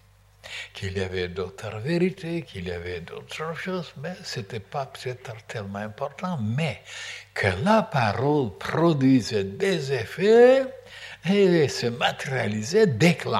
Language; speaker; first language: French; non-native, fluent; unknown